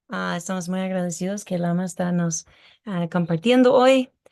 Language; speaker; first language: Spanish; non-native, learner; English